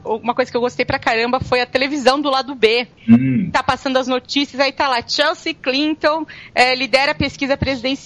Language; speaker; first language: Portuguese; native; Portuguese